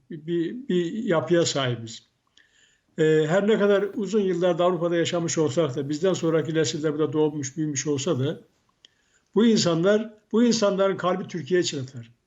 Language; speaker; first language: Turkish; native; Turkish